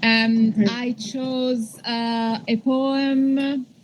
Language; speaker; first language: English; non-native, fluent; Italian